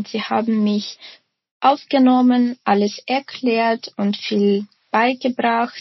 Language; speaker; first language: German; non-native, fluent; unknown